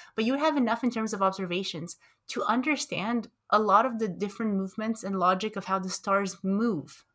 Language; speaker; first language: English; early bilingual, other home language; Romanian